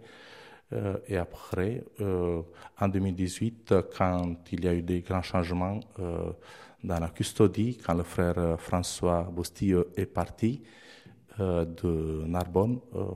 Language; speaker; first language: French; non-native, fluent; Romanian